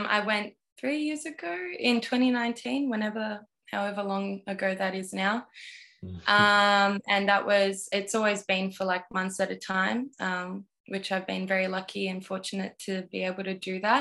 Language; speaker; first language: English; native; English